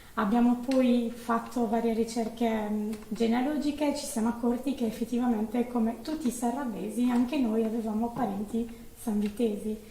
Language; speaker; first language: Italian; early bilingual, heritage; Italian